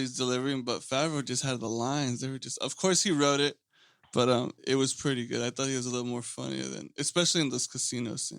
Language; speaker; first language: English; native; English